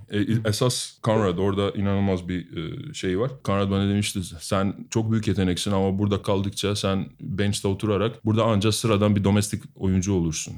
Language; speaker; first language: Turkish; non-native, fluent; Albanian